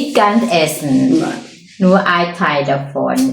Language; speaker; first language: German; non-native, learner; Thai